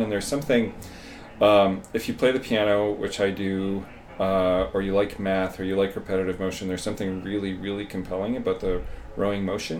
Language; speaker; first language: English; native; English